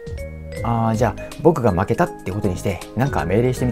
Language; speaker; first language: Japanese; native; Japanese